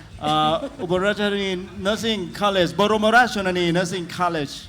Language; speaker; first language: English; non-native, fluent; Thai